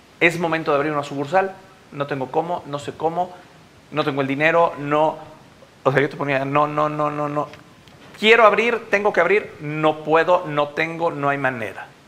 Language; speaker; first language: Spanish; native; Spanish